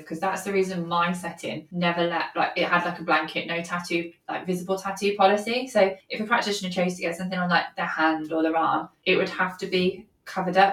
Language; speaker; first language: English; native; English